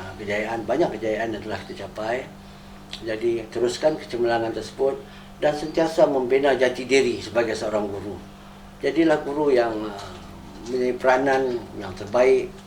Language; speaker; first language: Malay; native; Malay